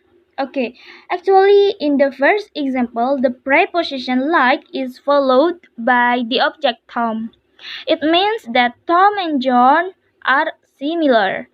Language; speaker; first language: English; non-native, fluent; Indonesian